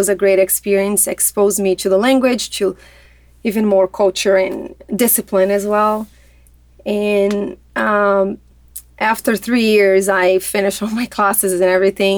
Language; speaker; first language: English; non-native, fluent; Portuguese